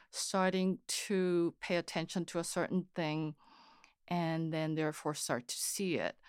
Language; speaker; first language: English; non-native, fluent; Korean